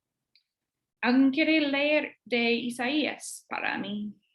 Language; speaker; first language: Spanish; non-native, fluent; English